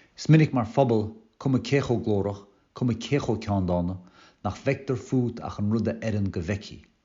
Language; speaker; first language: Irish; native; Irish